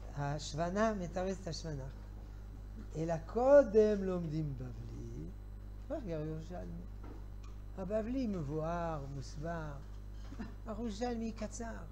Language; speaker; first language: Hebrew; non-native, fluent; French